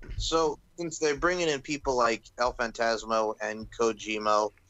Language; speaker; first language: English; native; English